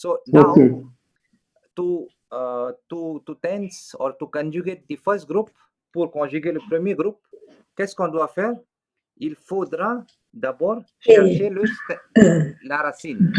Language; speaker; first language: French; non-native, fluent; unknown